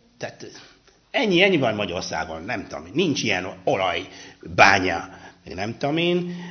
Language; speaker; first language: Hungarian; non-native, fluent; Luba-Lulua